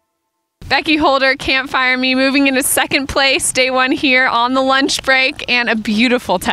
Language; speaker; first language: English; native; English